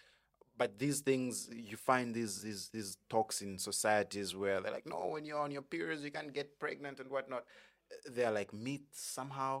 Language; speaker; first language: English; non-native, local second language; Bemba